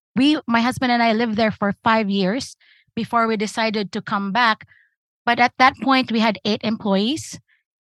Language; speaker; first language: English; non-native, local second language; Cebuano